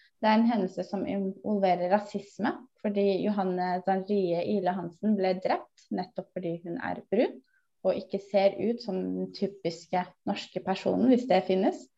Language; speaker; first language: Norwegian; early bilingual, other home language; Somali